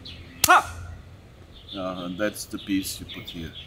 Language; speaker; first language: English; non-native, fluent; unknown